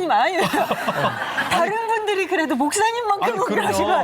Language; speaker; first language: Korean; native; Korean